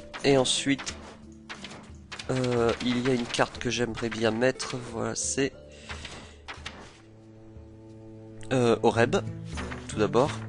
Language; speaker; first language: French; native; French